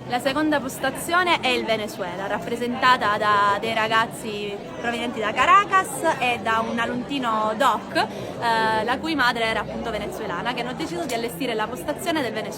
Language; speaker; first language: Italian; native; Italian